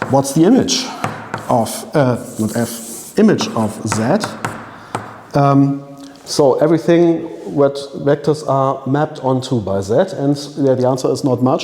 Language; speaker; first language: English; non-native, fluent; German